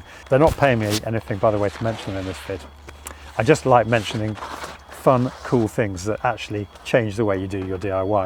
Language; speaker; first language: English; native; English